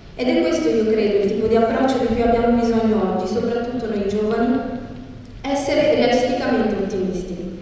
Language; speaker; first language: Italian; early bilingual, other home language; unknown